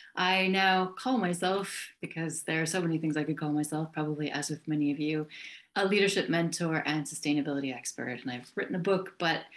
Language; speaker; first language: English; native; English